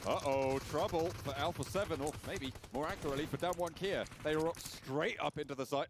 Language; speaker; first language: English; native; English